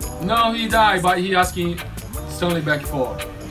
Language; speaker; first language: English; non-native, learner; Portuguese